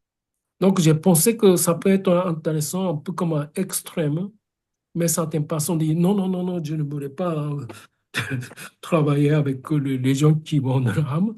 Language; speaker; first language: French; non-native, fluent; Japanese